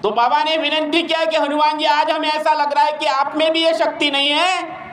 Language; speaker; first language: Hindi; non-native, local second language; Marathi